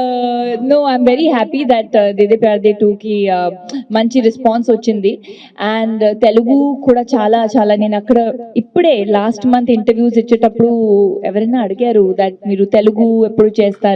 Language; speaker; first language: Telugu; non-native, learner; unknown